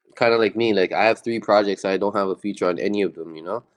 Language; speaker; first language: English; native; English